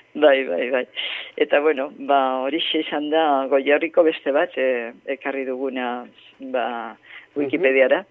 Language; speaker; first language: Basque; native; Basque